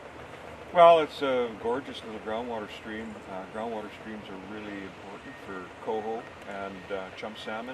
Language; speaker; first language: English; native; English